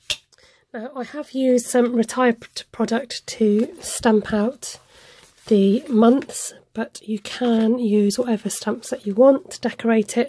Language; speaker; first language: English; native; English